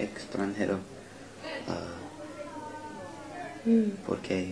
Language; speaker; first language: Spanish; non-native, learner; English